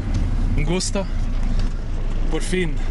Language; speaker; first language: Spanish; non-native, learner; Dutch